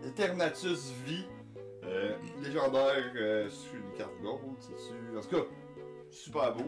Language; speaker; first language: French; native; French